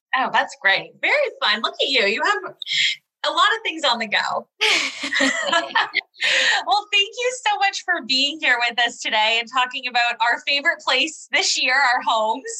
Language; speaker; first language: English; native; English